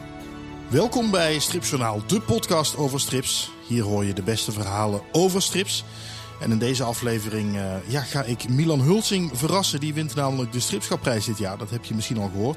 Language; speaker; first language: Dutch; native; Dutch